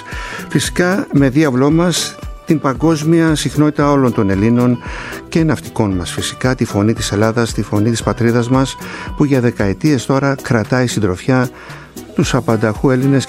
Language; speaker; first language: Greek; native; Greek